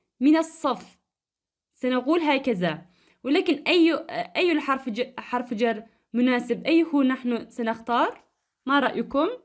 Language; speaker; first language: Arabic; non-native, fluent; Turkish